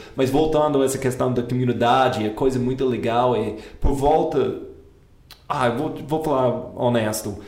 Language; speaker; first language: Portuguese; non-native, fluent; English